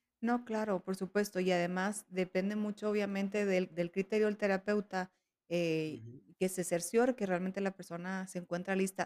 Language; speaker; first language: Spanish; native; Spanish